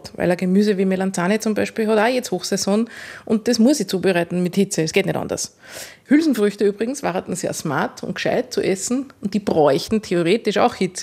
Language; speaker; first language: German; native; German